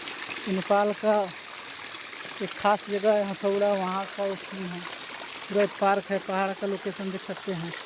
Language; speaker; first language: Hindi; native; Hindi